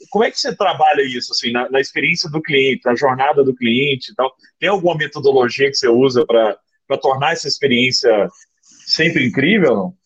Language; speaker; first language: Portuguese; native; Portuguese